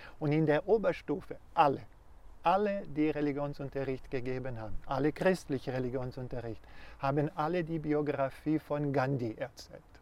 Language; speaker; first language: German; non-native, fluent; Portuguese